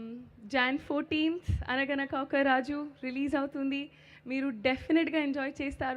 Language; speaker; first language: Telugu; non-native, learner; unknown